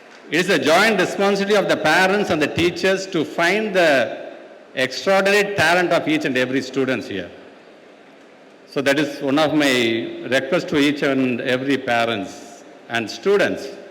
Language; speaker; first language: English; non-native, local second language; Tamil